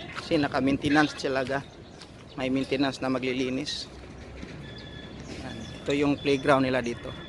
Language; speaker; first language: Filipino; native; Filipino